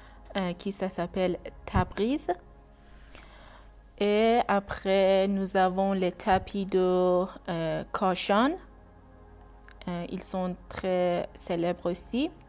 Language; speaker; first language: French; non-native, learner; Persian